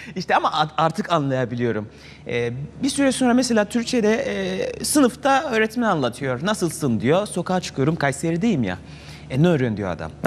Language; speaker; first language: Turkish; non-native, fluent; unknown